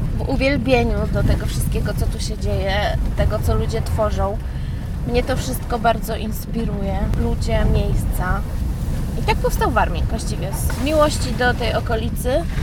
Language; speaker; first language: Polish; native; Polish